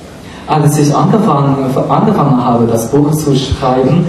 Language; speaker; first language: German; non-native, learner; Chinese